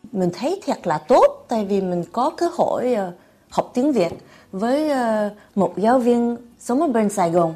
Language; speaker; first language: Vietnamese; early bilingual, heritage; Vietnamese